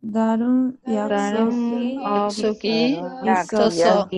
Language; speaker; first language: Korean; non-native, learner; Spanish